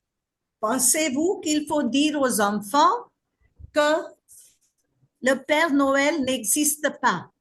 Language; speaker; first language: French; non-native, fluent; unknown